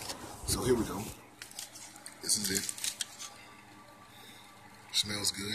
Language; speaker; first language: English; native; English